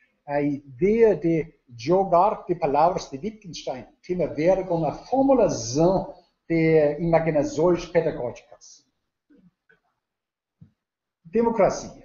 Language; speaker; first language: Portuguese; non-native, learner; Danish